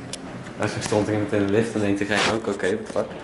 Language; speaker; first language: Dutch; native; Dutch